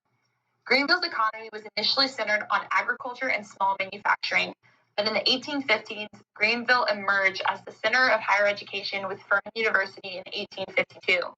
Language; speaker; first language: English; native; English